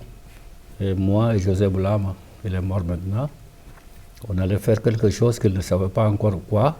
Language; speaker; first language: French; non-native, fluent; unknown